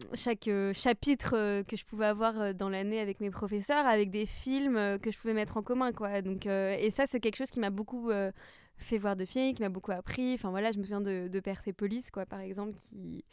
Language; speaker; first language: French; native; French